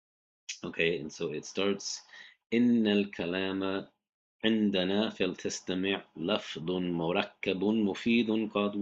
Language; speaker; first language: Arabic; non-native, fluent; English